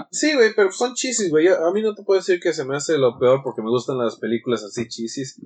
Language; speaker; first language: Spanish; early bilingual, heritage; Spanish